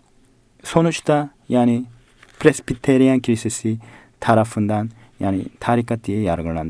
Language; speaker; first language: Turkish; non-native, fluent; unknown